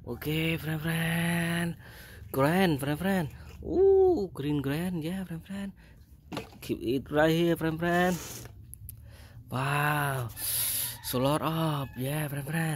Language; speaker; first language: English; non-native, learner; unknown